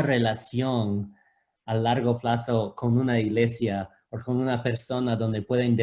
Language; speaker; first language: Spanish; non-native, fluent; English